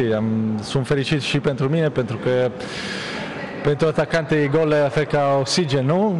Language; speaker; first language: Romanian; non-native, learner; Italian